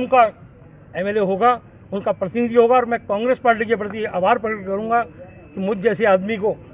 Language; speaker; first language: Hindi; native; Hindi